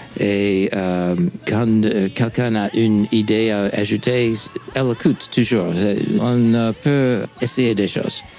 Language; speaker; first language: French; non-native, fluent; English